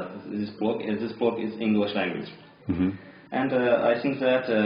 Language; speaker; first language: English; non-native, learner; Azerbaijani